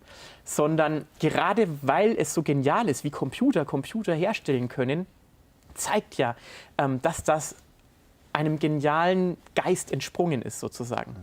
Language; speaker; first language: German; native; German